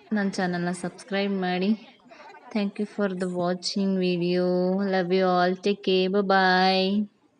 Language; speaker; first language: Kannada; non-native, local second language; Lambadi